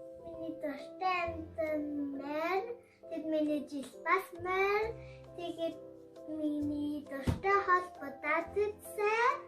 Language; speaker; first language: Mongolian; early bilingual, heritage; Mongolian